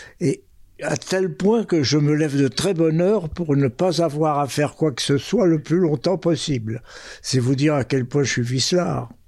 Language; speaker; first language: French; early bilingual, other home language; Spanish